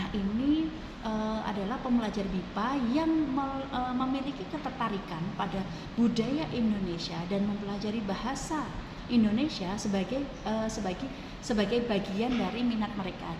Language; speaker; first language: Indonesian; native; Indonesian